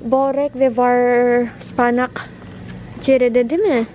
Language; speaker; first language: Turkish; non-native, learner; Filipino